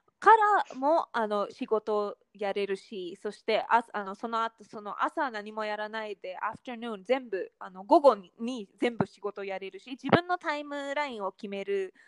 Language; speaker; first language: Japanese; non-native, fluent; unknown